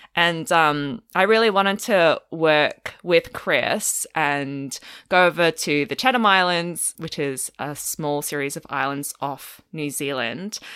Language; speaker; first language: English; native; English